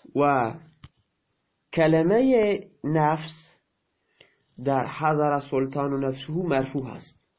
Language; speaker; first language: Persian; non-native, local second language; Baluchi